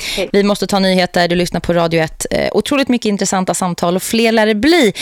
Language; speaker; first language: Swedish; native; Swedish